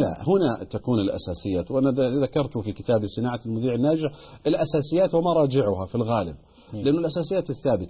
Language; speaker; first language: Arabic; native; Arabic